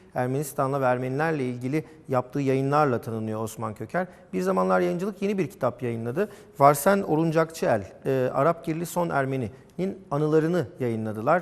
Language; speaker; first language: Turkish; native; Turkish